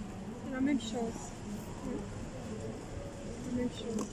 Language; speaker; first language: French; non-native, local second language; Arabic